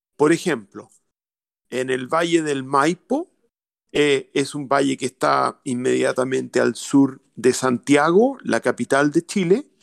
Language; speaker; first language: Spanish; native; Spanish